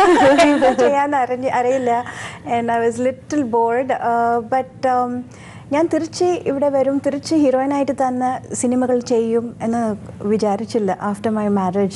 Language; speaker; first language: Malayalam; non-native, local second language; Tamil